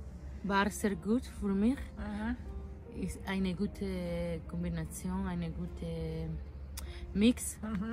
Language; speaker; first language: German; non-native, learner; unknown